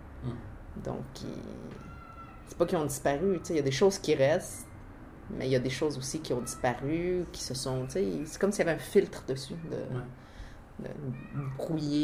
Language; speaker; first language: French; early bilingual, other home language; Spanish